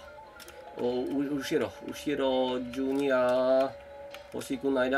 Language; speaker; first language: Japanese; non-native, learner; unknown